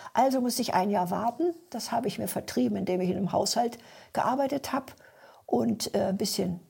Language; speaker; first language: German; native; German